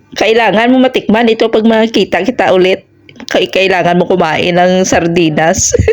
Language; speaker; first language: Filipino; non-native, local second language; Hiligaynon